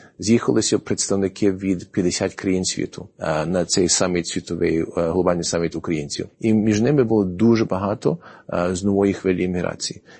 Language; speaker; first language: Ukrainian; early bilingual, heritage; Ukrainian